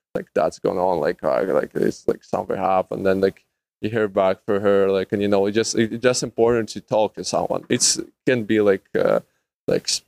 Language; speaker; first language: English; non-native, learner; Russian